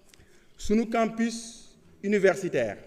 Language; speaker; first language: French; non-native, local second language; Wolof